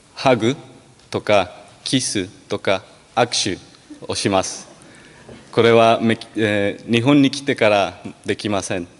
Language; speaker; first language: Japanese; non-native, fluent; Spanish